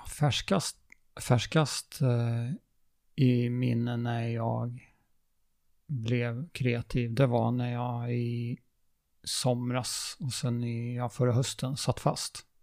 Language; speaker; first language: Swedish; native; Swedish